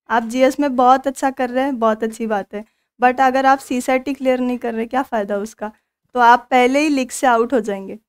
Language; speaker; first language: Hindi; non-native, local second language; Marathi